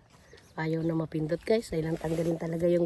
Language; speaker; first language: Filipino; native; Filipino